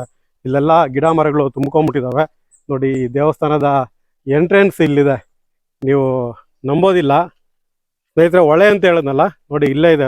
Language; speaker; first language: Kannada; native; Kannada